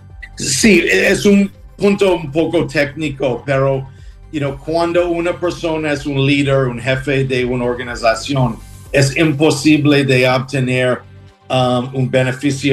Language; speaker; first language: Spanish; non-native, learner; English